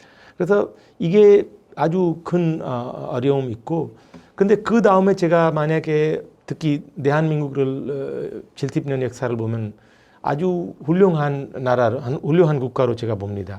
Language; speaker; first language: Korean; non-native, fluent; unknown